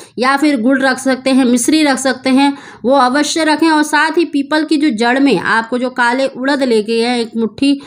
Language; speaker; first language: Hindi; native; Hindi